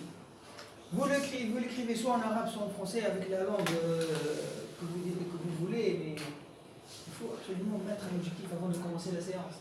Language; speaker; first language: French; non-native, local second language; Arabic